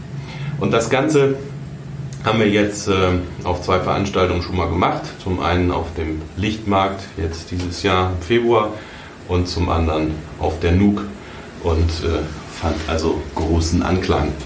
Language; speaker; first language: German; native; German